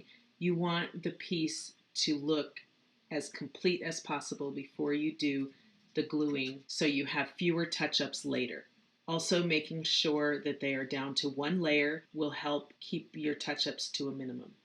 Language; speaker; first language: English; native; English